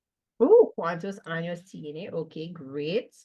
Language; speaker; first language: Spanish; non-native, fluent; English